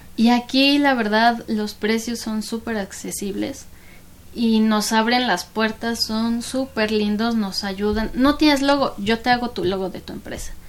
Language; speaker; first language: Spanish; native; Spanish